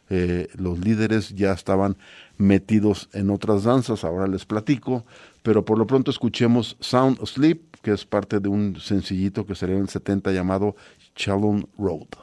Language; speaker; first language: Spanish; native; Spanish